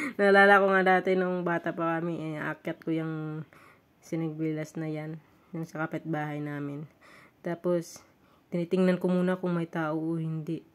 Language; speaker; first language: Filipino; non-native, local second language; Hiligaynon